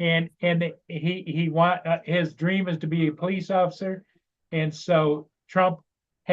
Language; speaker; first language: English; native; English